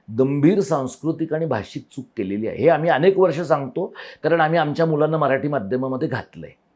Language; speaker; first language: Marathi; native; Marathi